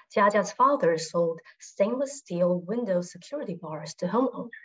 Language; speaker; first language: English; non-native, fluent; Chinese